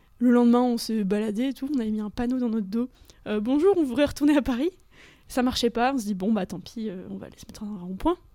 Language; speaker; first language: French; native; French